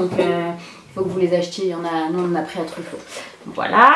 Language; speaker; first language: French; native; French